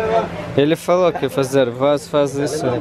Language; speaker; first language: Portuguese; non-native, learner; Russian